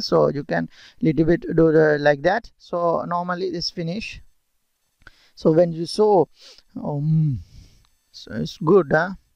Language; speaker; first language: English; non-native, local second language; Tamil